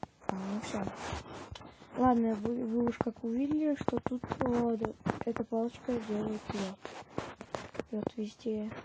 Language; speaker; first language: Russian; native; Russian